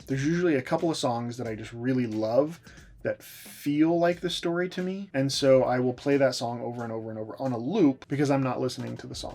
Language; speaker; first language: English; native; English